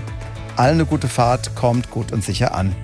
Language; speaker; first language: German; native; German